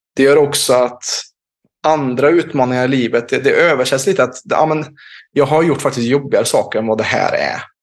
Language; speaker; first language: Swedish; native; Swedish